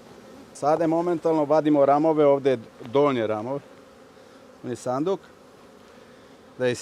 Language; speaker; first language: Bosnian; early bilingual, heritage; Serbian